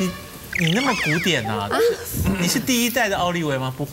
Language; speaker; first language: Chinese; native; Chinese